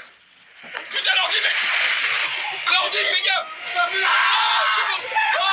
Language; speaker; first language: French; native; French